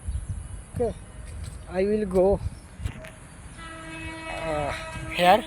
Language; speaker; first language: English; non-native, learner; Bangla